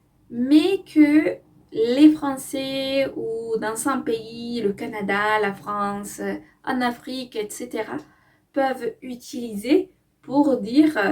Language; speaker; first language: French; non-native, fluent; Spanish